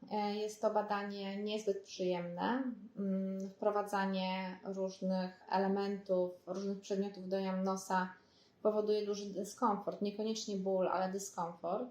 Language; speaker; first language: Polish; native; Polish